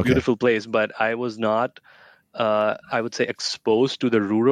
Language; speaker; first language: English; non-native, local second language; Urdu